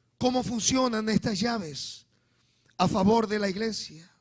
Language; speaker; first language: Spanish; native; Spanish